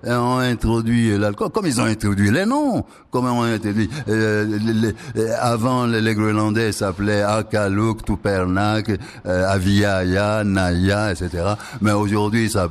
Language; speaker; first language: French; non-native, local second language; Ewe